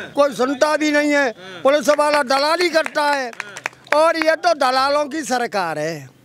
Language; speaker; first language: Hindi; native; Hindi